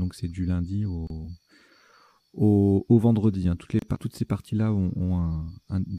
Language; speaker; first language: French; native; French